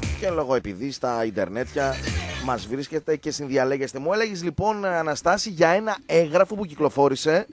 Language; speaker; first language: Greek; native; Greek